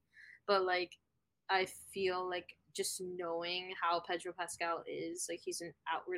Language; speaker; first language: English; native; English